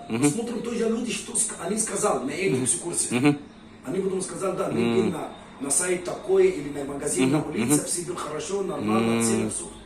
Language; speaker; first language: Russian; non-native, learner; Arabic